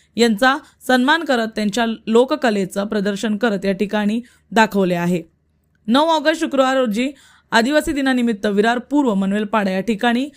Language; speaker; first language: Marathi; native; Marathi